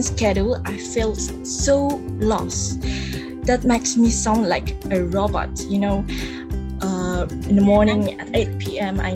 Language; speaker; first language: English; non-native, local second language; Malay